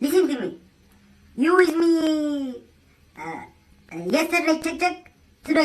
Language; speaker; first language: English; non-native, learner; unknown